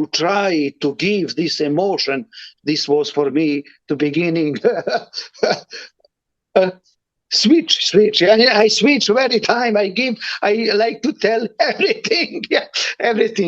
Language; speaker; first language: English; non-native, learner; Romany